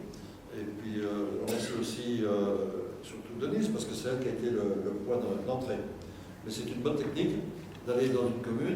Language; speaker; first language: French; native; French